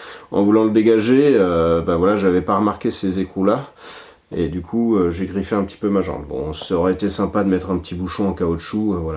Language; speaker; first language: French; native; French